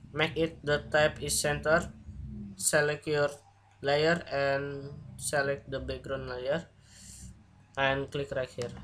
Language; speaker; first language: English; non-native, learner; Indonesian